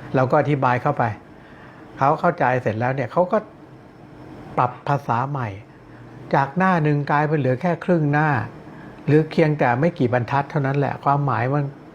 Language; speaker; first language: Thai; native; Thai